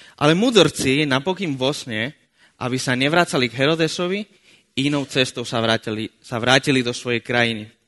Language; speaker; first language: Slovak; non-native, fluent; Spanish